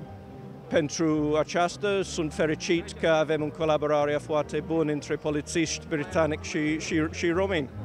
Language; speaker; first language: Romanian; non-native, learner; English